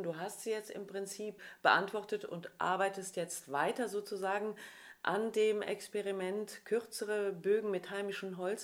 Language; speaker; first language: German; native; German